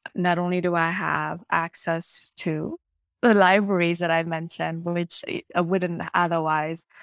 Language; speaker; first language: English; non-native, local second language; Ganda